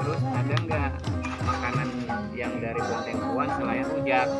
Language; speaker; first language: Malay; non-native, local second language; Sundanese